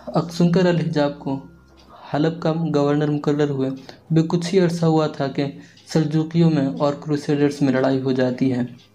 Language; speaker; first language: Urdu; native; Urdu